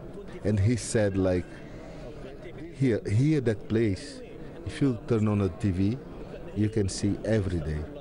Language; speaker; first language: English; non-native, learner; Portuguese